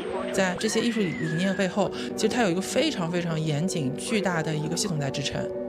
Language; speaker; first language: Chinese; native; Chinese